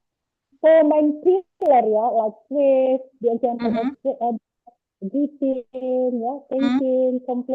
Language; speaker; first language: English; non-native, learner; Indonesian